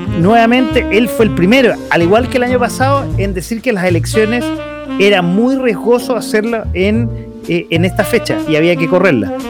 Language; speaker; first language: Spanish; native; Spanish